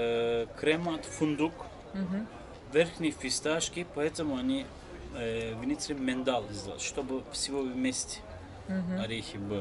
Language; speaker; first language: Russian; non-native, learner; Turkish